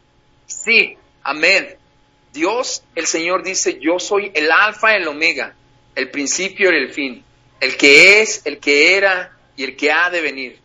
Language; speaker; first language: Spanish; native; Spanish